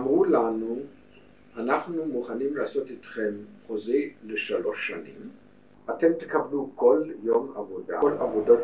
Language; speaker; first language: Hebrew; non-native, fluent; German